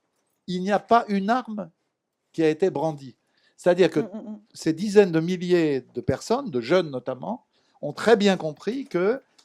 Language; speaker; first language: French; native; French